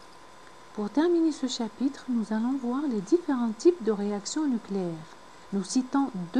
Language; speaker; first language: French; non-native, local second language; Arabic